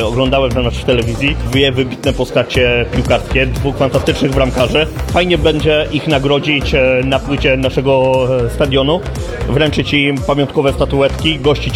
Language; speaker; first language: Polish; native; Polish